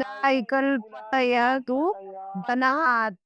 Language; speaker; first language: Arabic; non-native, learner; Urdu